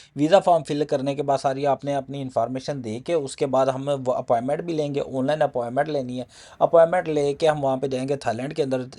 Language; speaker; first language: Urdu; non-native, local second language; Punjabi